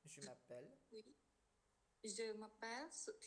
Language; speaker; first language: French; non-native, learner; Khmer